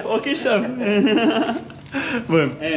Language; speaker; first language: Spanish; non-native, learner; Arabic